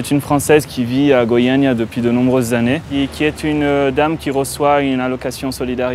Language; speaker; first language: French; native; French